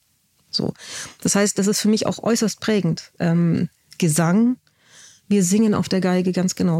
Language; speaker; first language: German; native; German